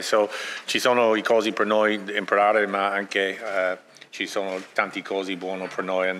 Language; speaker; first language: Italian; non-native, learner; English